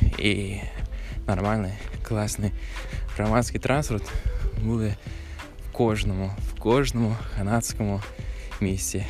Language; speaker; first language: Ukrainian; non-native, fluent; English